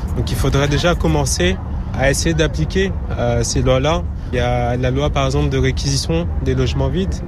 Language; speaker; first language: French; early bilingual, other home language; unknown